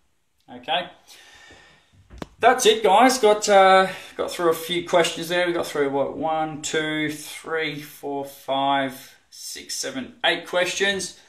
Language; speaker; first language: English; native; English